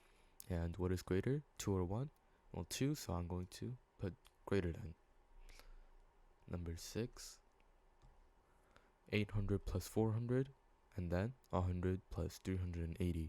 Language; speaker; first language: English; native; English